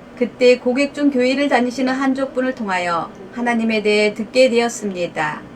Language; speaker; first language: Korean; native; Korean